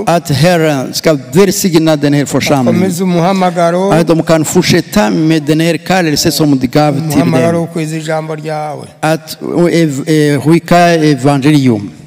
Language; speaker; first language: Swedish; non-native, fluent; Rundi